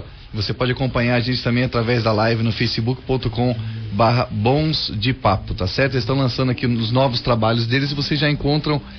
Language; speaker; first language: Portuguese; native; Portuguese